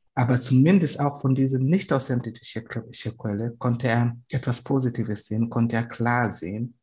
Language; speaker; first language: German; non-native, fluent; Swahili